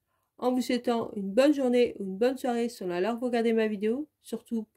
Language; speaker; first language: French; native; French